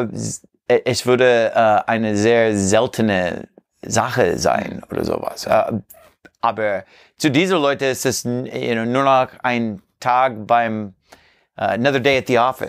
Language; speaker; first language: German; non-native, learner; English